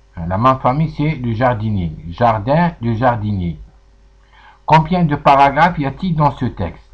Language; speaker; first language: French; non-native, local second language; Arabic